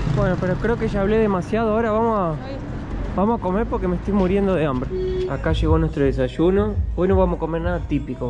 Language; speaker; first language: Spanish; native; Spanish